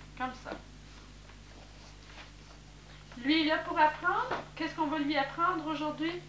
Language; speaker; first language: French; native; French